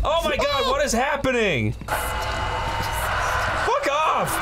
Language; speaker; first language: English; native; English